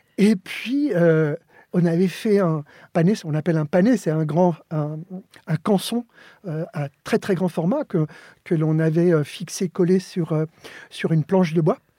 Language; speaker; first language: French; early bilingual, other home language; Spanish